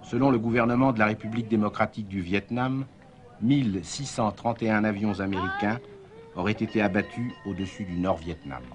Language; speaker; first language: French; native; French